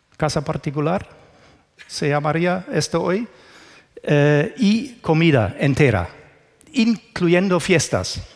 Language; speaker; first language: Spanish; non-native, fluent; German